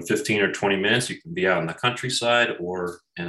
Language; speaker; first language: English; native; English